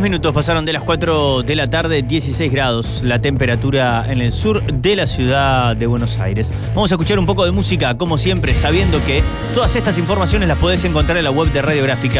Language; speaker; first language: Spanish; native; Spanish